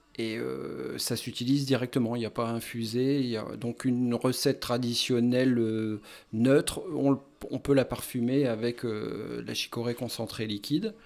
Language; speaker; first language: French; native; French